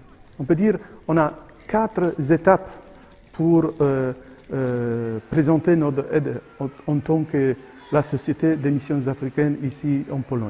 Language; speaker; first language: French; non-native, fluent; Polish